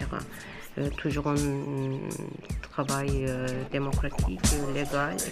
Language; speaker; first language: French; non-native, learner; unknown